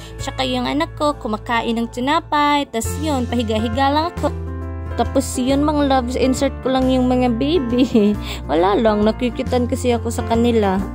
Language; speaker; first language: Filipino; non-native, local second language; Cebuano